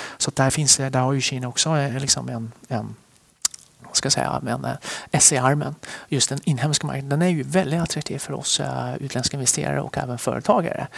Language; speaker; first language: Swedish; early bilingual, other home language; Chinese